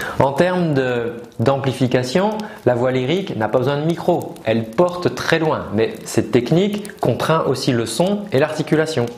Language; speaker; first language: French; native; French